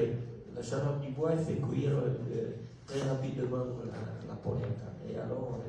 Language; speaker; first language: French; non-native, local second language; Italian